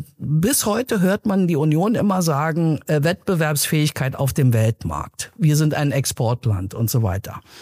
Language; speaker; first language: German; early bilingual, other home language; Persian